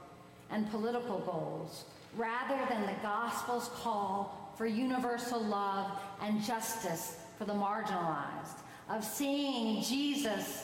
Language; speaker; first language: English; native; English